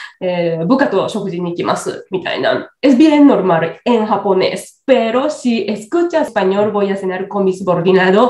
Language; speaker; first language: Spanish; non-native, fluent; Japanese